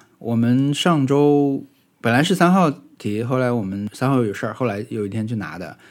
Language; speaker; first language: Chinese; native; Chinese